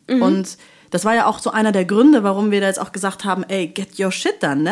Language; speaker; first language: German; native; German